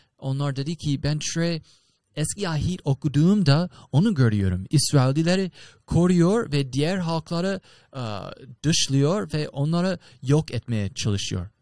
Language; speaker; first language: Turkish; non-native, fluent; English